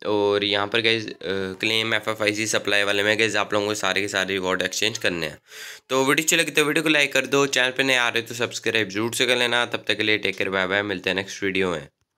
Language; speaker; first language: Hindi; native; Hindi